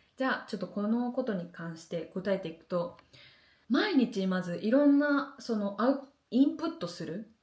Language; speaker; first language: Japanese; native; Japanese